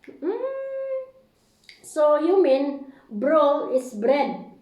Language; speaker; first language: English; non-native, learner; Filipino